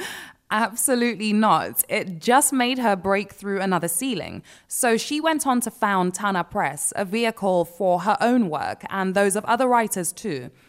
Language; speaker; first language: English; non-native, local second language; Yoruba